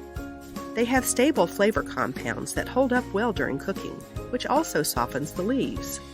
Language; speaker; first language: English; native; English